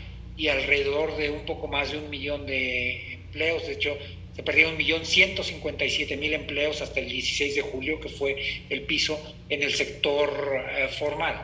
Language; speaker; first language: Spanish; native; Spanish